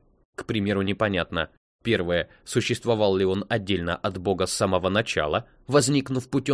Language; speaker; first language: Russian; native; Russian